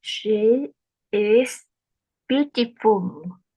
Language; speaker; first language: English; non-native, learner; Vietnamese